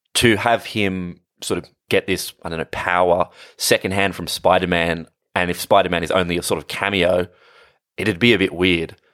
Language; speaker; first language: English; native; English